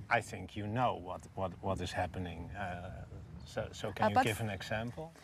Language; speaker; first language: English; non-native, fluent; Dutch